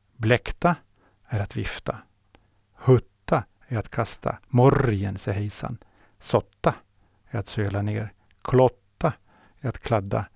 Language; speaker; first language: Swedish; native; Swedish